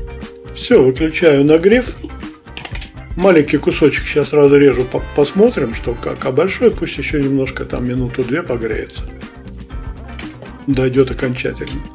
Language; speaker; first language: Russian; native; Russian